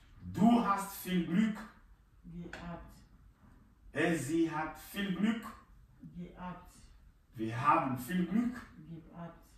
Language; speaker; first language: German; non-native, fluent; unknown